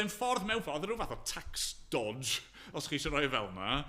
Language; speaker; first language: Welsh; native; Welsh